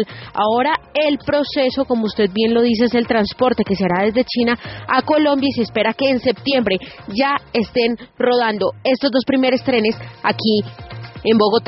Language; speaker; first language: Spanish; native; Spanish